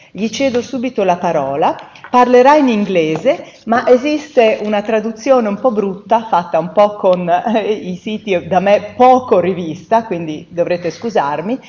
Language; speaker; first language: Italian; native; Italian